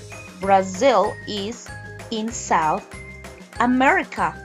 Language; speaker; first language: English; non-native, fluent; Spanish